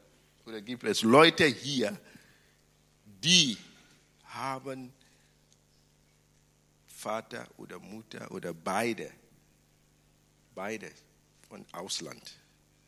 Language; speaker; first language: German; non-native, fluent; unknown